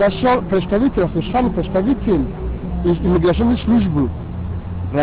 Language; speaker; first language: Russian; non-native, learner; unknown